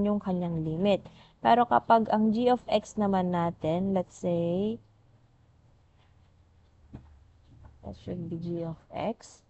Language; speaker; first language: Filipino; native; Filipino